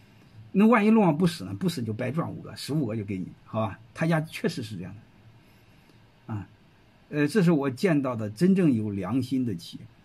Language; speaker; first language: Chinese; native; Chinese